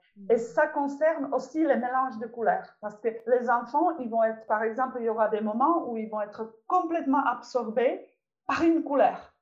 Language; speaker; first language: French; non-native, fluent; Czech